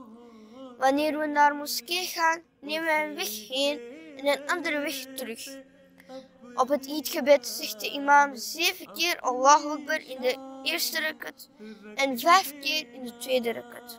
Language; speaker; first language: Dutch; early bilingual, other home language; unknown